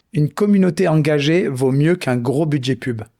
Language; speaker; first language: French; native; French